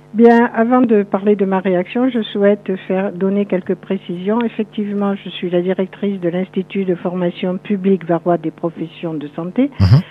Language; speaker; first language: French; native; French